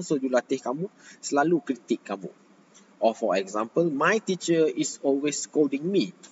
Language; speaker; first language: English; non-native, local second language; Malay